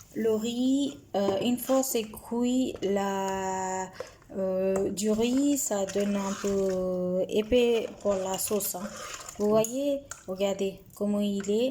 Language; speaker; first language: French; non-native, learner; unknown